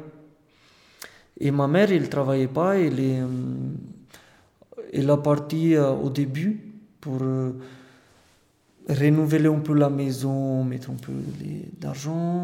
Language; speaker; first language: French; non-native, fluent; Romanian